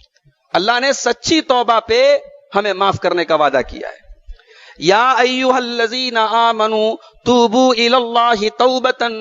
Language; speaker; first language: Urdu; native; Urdu